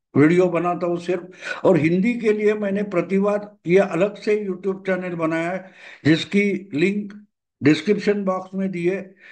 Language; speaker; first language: Hindi; non-native, local second language; Marathi